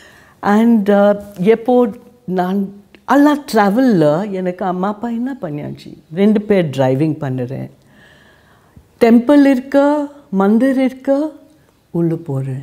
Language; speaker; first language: Tamil; non-native, learner; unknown